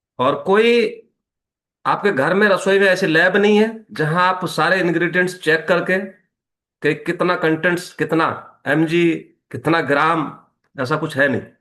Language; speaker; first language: Hindi; native; Hindi